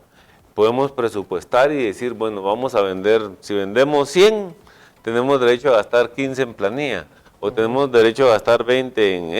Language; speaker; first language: Spanish; native; Spanish